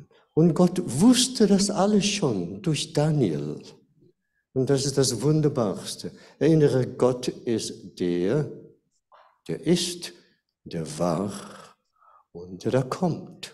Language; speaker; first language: German; non-native, fluent; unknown